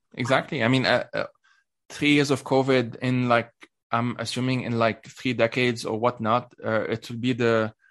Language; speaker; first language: English; non-native, fluent; Arabic